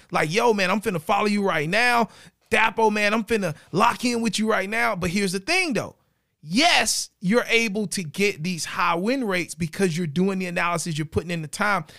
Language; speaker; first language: English; native; English